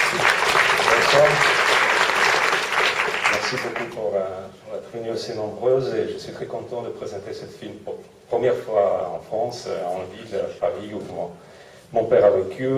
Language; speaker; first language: French; non-native, fluent; Russian